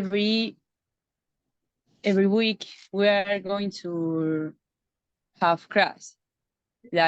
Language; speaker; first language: English; non-native, learner; Spanish